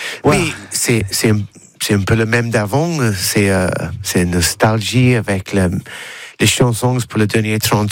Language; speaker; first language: French; non-native, learner; English